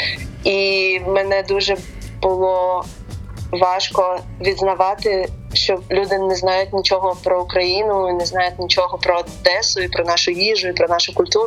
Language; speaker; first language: Ukrainian; non-native, local second language; Russian